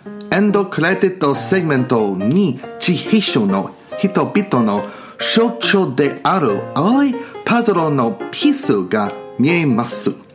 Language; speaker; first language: Japanese; non-native, learner; English